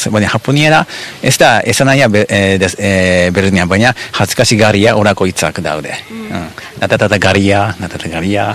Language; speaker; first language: Basque; non-native, fluent; Japanese